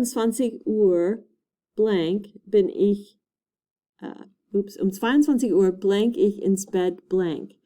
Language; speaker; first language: German; non-native, fluent; English